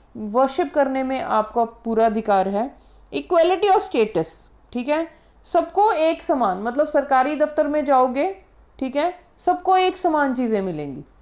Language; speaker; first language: Hindi; non-native, local second language; Punjabi